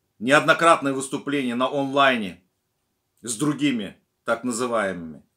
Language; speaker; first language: Russian; non-native, local second language; Turkmen